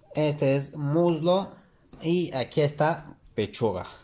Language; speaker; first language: Spanish; non-native, learner; Turkish